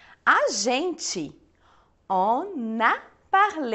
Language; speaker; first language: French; non-native, fluent; Portuguese